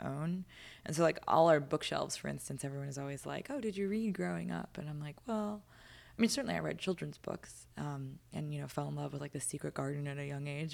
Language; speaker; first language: English; native; English